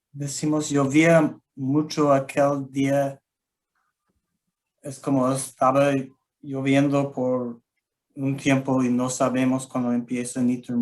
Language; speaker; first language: Spanish; non-native, learner; English